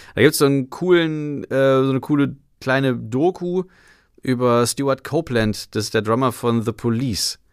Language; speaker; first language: German; native; German